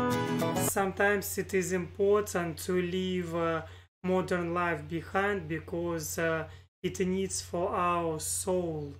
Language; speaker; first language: English; non-native, learner; Russian